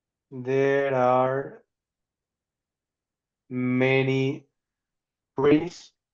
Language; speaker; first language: English; non-native, learner; Spanish